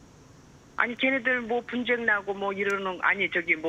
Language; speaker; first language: Korean; native; Korean